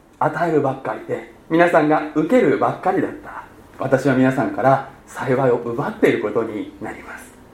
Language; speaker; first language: Japanese; native; Japanese